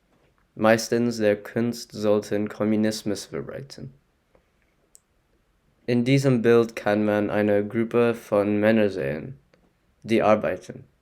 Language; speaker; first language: German; non-native, learner; English